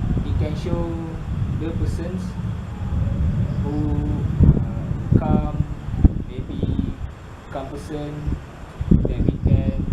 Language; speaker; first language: English; non-native, learner; Malay